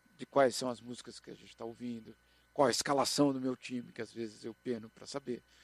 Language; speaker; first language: Portuguese; native; Portuguese